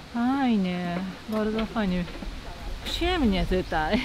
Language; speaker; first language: Polish; non-native, learner; Japanese